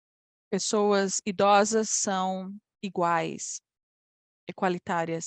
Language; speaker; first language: Portuguese; non-native, fluent; Polish